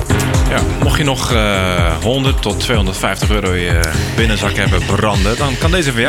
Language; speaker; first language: Dutch; native; Dutch